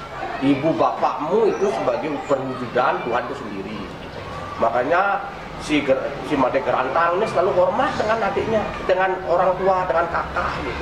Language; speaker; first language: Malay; non-native, local second language; Balinese